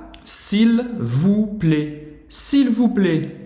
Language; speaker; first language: French; non-native, fluent; Portuguese